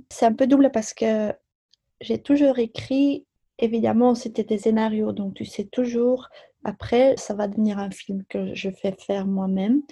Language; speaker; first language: French; non-native, local second language; Dutch